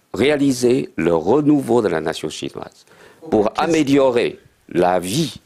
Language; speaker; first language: French; non-native, fluent; Chinese